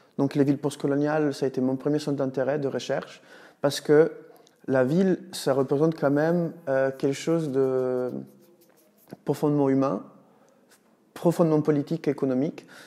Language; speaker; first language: French; non-native, fluent; Italian